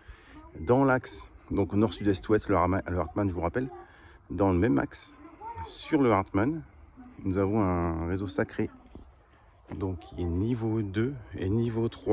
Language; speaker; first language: French; native; French